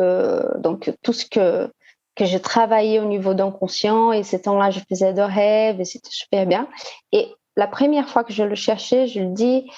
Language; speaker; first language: French; non-native, fluent; Portuguese